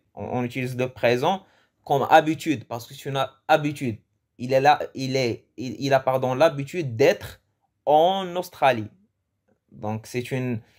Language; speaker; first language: French; early bilingual, other home language; Arabic